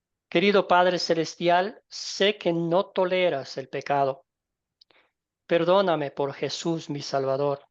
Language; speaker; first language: Spanish; native; Spanish